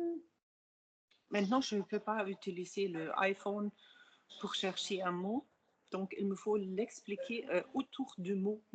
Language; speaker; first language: French; non-native, fluent; German